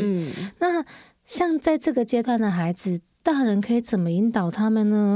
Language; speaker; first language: Chinese; native; Chinese